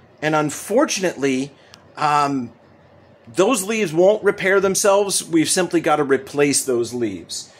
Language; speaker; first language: English; native; English